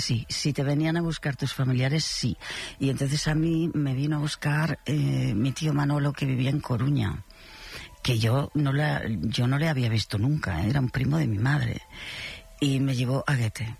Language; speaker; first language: Spanish; native; Spanish